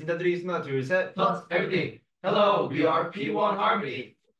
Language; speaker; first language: English; non-native, learner; Korean